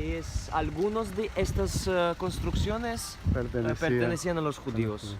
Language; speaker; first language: Spanish; non-native, fluent; Ukrainian